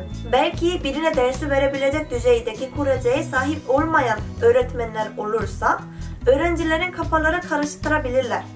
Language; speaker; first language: Turkish; non-native, fluent; Korean